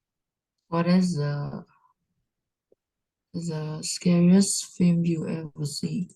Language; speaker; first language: English; non-native, learner; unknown